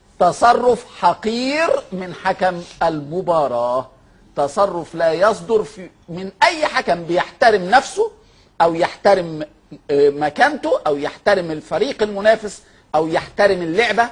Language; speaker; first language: Arabic; native; Arabic